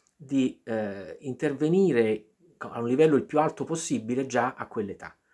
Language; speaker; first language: Italian; native; Italian